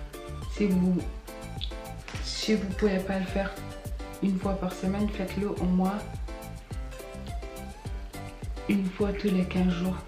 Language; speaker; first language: French; early bilingual, other home language; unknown